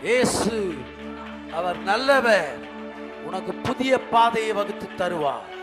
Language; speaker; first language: Tamil; native; Tamil